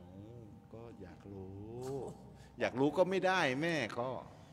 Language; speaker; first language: Thai; native; Thai